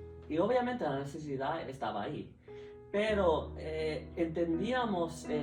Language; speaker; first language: Spanish; early bilingual, heritage; Spanish